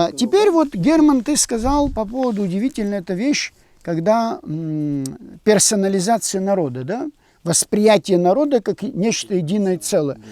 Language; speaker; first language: Russian; non-native, local second language; Abkhazian